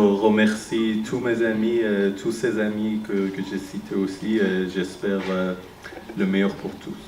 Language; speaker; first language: French; non-native, fluent; Persian